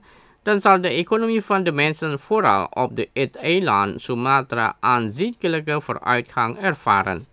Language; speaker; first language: Dutch; non-native, learner; Indonesian